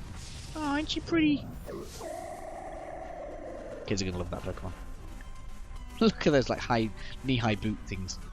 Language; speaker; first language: English; native; English